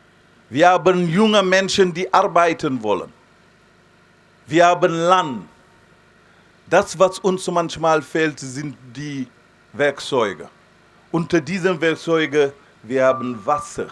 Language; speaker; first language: German; non-native, fluent; Wolof